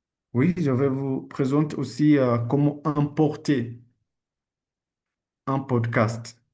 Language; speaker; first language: French; non-native, learner; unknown